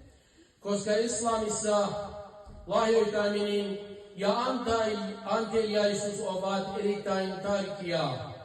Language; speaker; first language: Finnish; non-native, fluent; Arabic